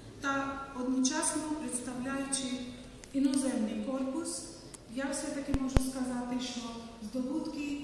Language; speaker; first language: Ukrainian; non-native, fluent; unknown